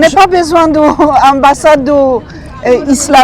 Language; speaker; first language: French; non-native, fluent; Persian